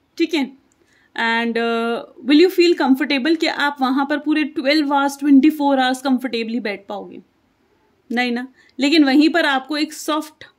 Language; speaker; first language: Hindi; native; Hindi